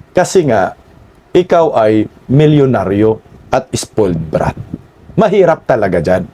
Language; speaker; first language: Filipino; non-native, local second language; Cebuano